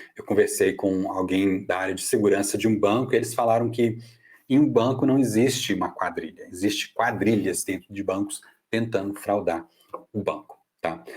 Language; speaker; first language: Portuguese; non-native, fluent; English